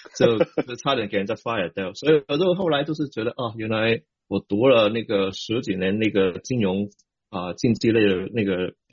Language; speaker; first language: Chinese; non-native, local second language; Cantonese